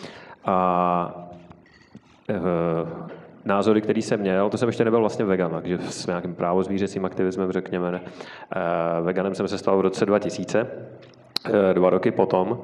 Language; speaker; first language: Czech; native; Czech